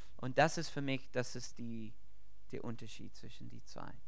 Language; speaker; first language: German; non-native, learner; English